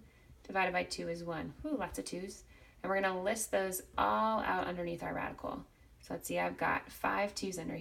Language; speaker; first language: English; native; English